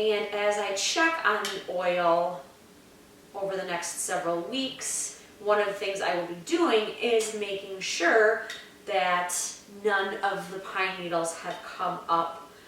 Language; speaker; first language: English; native; English